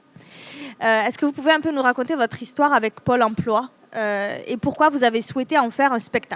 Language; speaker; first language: French; native; French